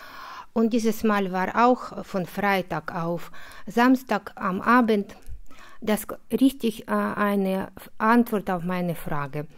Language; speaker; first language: German; non-native, fluent; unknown